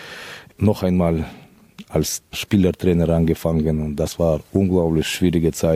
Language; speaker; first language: German; non-native, fluent; Russian